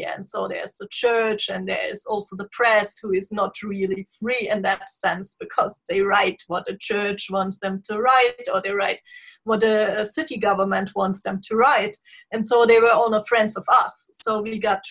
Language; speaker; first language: English; non-native, fluent; German